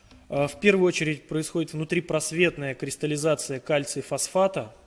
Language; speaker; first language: Russian; native; Russian